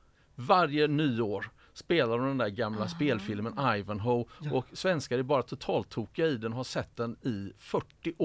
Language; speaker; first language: Swedish; native; Swedish